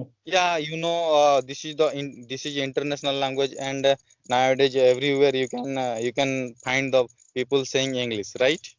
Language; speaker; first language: English; non-native, learner; Odia